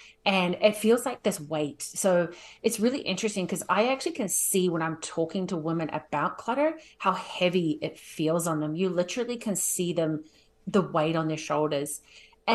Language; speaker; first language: English; native; English